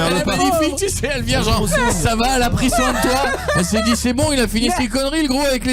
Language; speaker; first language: French; native; French